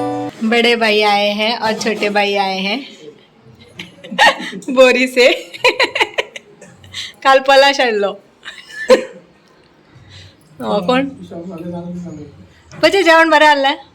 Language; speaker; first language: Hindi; non-native, local second language; Konkani